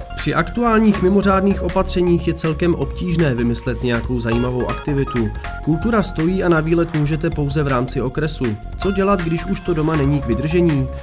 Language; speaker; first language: Czech; native; Czech